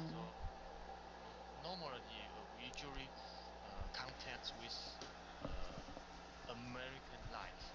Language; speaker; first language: English; non-native, learner; Chinese